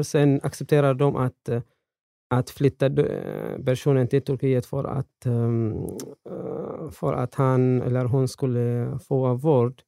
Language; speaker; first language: Swedish; non-native, fluent; Arabic